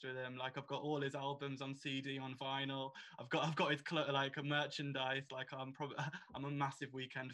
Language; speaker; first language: English; native; English